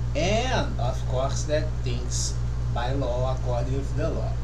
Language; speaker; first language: English; non-native, learner; Portuguese